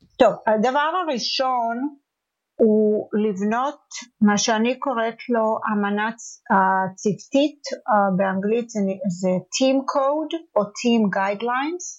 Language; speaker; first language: Hebrew; non-native, fluent; English